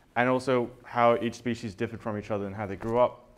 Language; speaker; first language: English; native; English